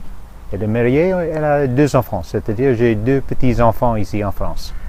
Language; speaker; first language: French; non-native, fluent; English